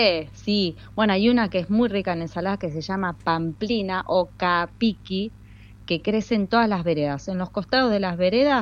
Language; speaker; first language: Spanish; native; Spanish